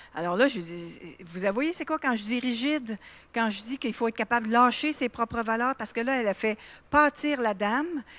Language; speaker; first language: French; native; French